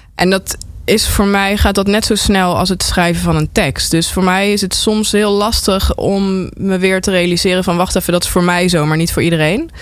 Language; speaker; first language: Dutch; native; Dutch